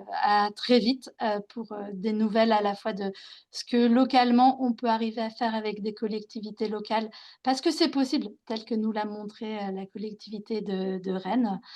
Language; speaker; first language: French; native; French